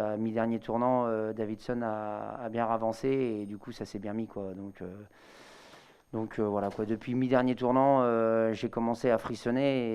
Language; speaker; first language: French; native; French